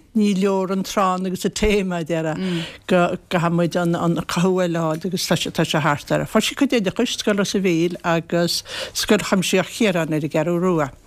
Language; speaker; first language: Irish; native; Irish